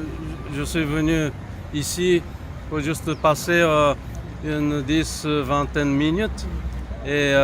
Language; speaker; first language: French; non-native, fluent; Japanese